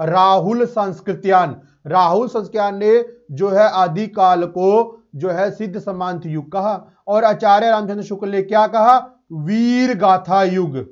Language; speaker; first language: Hindi; non-native, local second language; Punjabi